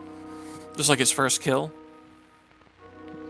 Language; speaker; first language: English; native; English